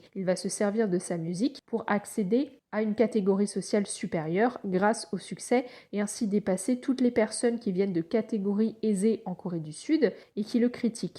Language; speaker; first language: French; native; French